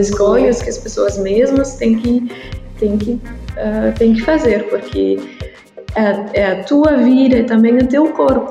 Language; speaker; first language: Portuguese; non-native, learner; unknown